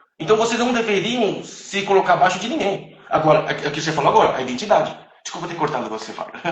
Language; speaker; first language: Portuguese; non-native, fluent; Chinese